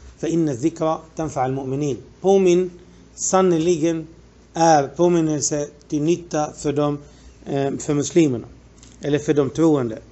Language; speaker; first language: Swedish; non-native, fluent; Arabic